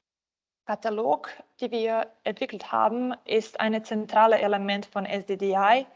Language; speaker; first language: German; non-native, fluent; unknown